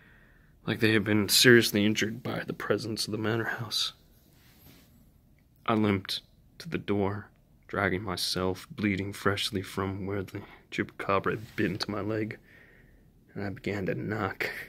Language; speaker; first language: English; native; English